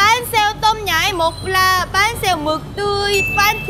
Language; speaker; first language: Vietnamese; non-native, fluent; Korean